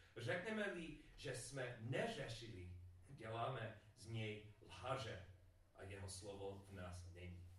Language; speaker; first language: Czech; non-native, learner; English